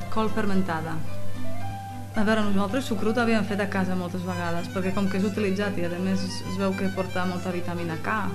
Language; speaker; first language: Catalan; non-native, fluent; Slovak